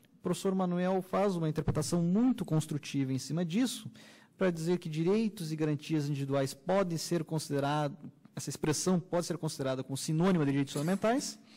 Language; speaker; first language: Portuguese; native; Portuguese